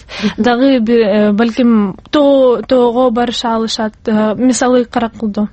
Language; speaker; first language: Kyrgyz; non-native, local second language; Russian